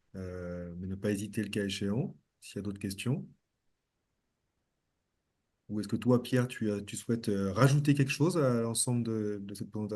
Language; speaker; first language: French; native; French